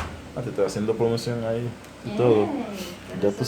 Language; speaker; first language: Spanish; non-native, fluent; Haitian Creole